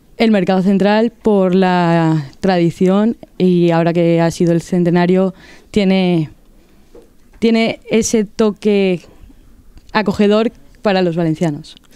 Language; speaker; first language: Spanish; native; Spanish